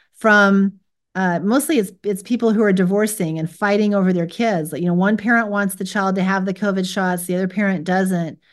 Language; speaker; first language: English; native; English